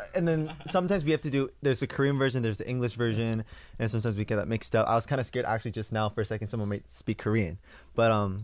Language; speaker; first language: English; early bilingual, other home language; Korean